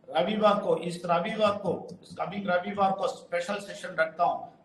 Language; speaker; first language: Hindi; non-native, local second language; Telugu